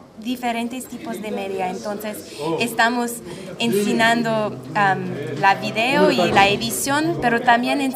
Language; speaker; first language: Spanish; non-native, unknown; English